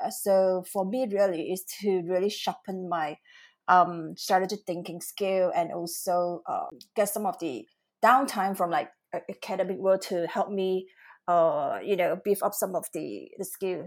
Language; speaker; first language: English; non-native, local second language; Cantonese